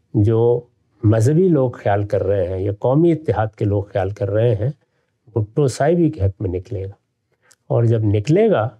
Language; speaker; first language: Urdu; non-native, local second language; Punjabi